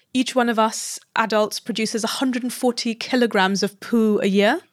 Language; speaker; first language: English; non-native, local second language; Hindi